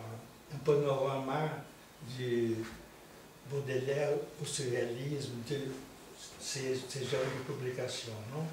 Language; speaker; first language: French; non-native, fluent; Portuguese